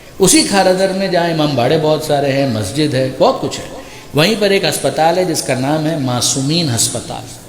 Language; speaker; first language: Urdu; native; Urdu